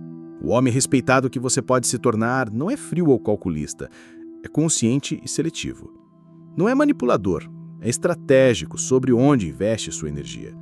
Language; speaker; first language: Portuguese; native; Portuguese